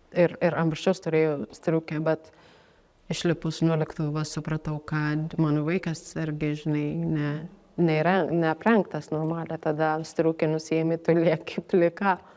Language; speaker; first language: Lithuanian; non-native, fluent; Amharic